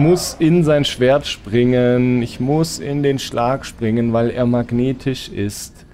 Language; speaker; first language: German; native; German